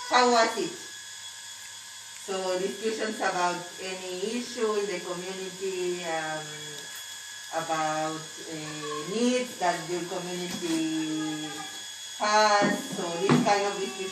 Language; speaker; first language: English; non-native, fluent; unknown